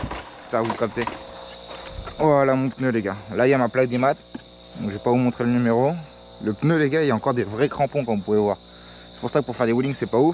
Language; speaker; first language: French; native; French